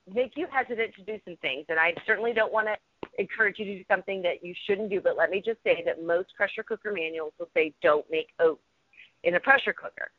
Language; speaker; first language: English; native; English